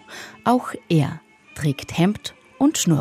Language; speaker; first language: German; native; German